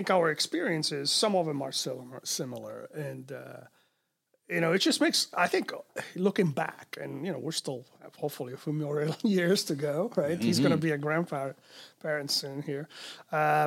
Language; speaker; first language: English; non-native, fluent; Romanian